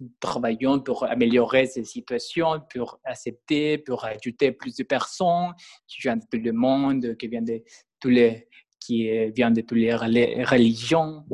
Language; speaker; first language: French; non-native, learner; Spanish